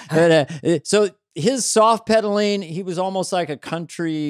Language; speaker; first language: English; native; English